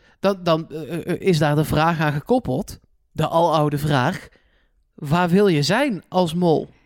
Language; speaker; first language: Dutch; native; Dutch